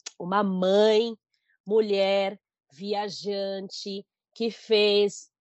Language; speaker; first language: Portuguese; native; Portuguese